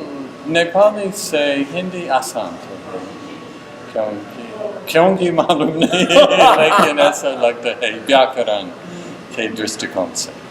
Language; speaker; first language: Hindi; non-native, fluent; English